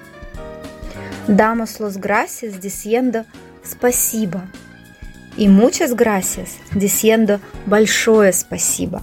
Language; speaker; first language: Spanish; non-native, fluent; Russian